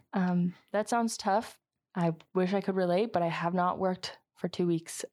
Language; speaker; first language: English; native; English